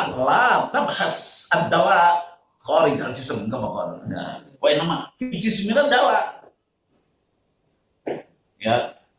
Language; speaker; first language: Arabic; non-native, fluent; Indonesian